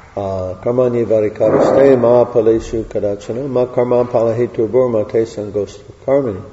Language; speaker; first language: English; native; English